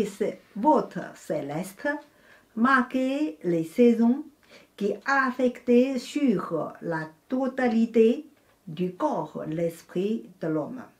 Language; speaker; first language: French; non-native, fluent; Chinese